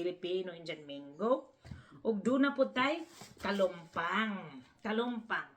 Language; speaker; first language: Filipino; non-native, local second language; Cebuano